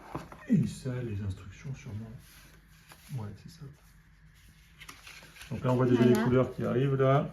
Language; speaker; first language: French; native; French